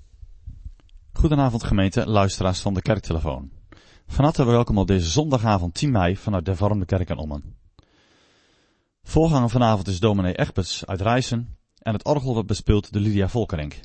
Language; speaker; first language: Dutch; native; Dutch